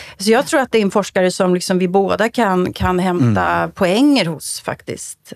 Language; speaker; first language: Swedish; native; Swedish